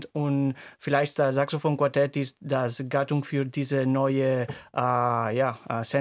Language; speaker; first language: German; non-native, fluent; Spanish